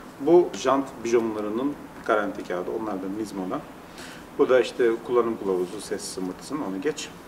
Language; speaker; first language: Turkish; native; Turkish